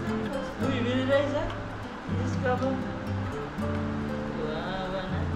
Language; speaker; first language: English; non-native, learner; Filipino